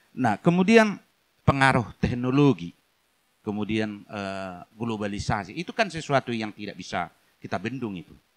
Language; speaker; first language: Indonesian; non-native, local second language; Batak Toba